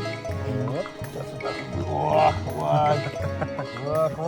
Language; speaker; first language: Russian; native; Russian